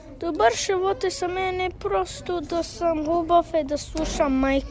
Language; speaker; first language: Bulgarian; early bilingual, heritage; Bulgarian